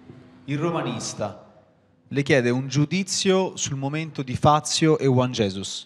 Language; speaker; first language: Italian; native; Italian